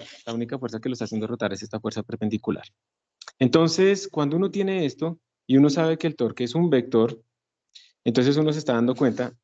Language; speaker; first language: Spanish; native; Spanish